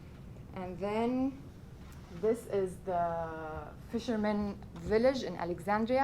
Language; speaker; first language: English; non-native, local second language; Arabic